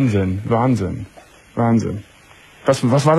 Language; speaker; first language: German; native; German